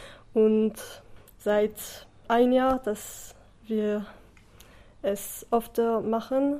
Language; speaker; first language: German; non-native, learner; French